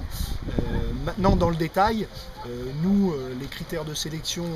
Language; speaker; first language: French; native; French